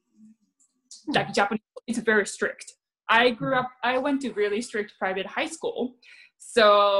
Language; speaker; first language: English; non-native, fluent; Japanese